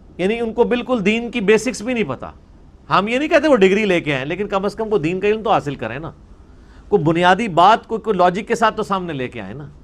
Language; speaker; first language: Urdu; non-native, local second language; Punjabi